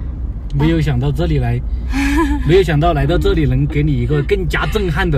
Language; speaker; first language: Chinese; native; Chinese